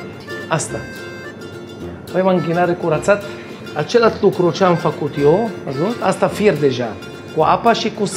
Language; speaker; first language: Romanian; non-native, fluent; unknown